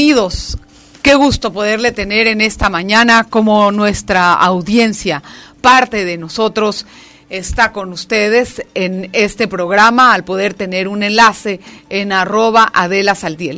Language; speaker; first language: Spanish; native; Spanish